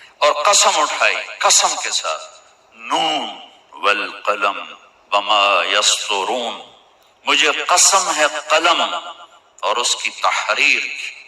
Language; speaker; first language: Urdu; non-native, local second language; Punjabi